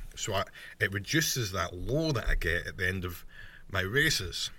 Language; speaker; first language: English; native; English